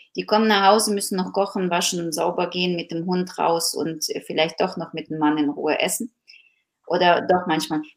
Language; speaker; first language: German; non-native, fluent; Ukrainian